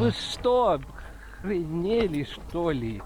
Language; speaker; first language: Russian; non-native, local second language; Estonian